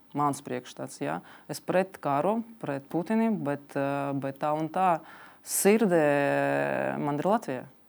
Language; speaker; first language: Latvian; non-native, local second language; Russian